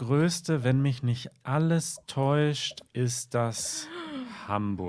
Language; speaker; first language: German; native; German